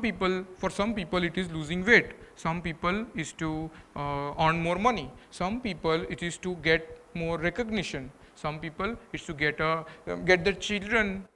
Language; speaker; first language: English; non-native, local second language; Gujarati